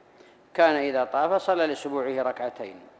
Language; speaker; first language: Arabic; native; Arabic